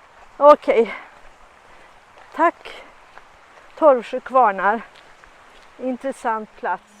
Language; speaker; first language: Swedish; native; Swedish